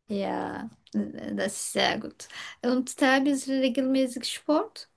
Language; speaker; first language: German; non-native, learner; Turkish